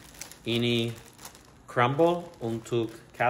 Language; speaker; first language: Indonesian; non-native, learner; English